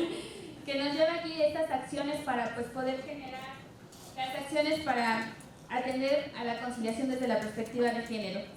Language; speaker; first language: Spanish; native; Spanish